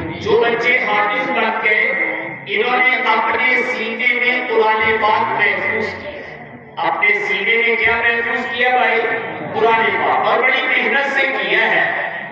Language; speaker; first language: Urdu; non-native, local second language; Punjabi